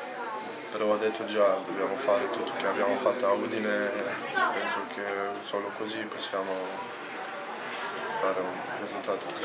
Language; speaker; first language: Italian; non-native, learner; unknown